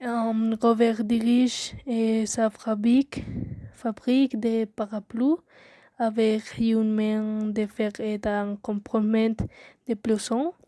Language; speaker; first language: French; non-native, learner; Spanish